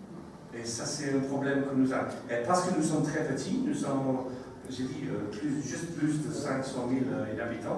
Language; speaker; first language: French; non-native, learner; English